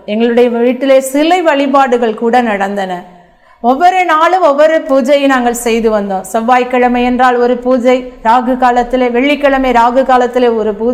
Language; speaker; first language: Tamil; native; Tamil